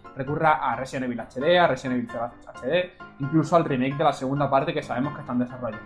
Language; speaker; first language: Spanish; native; Spanish